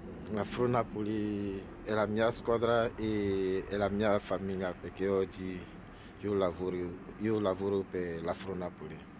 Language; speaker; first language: Italian; non-native, learner; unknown